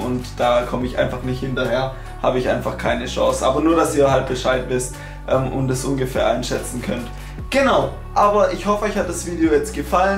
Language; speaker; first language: German; native; German